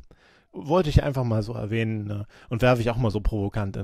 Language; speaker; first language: German; native; German